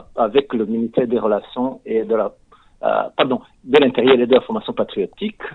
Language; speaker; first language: French; non-native, local second language; Rundi